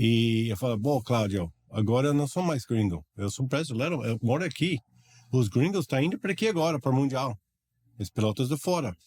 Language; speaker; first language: Portuguese; non-native, learner; English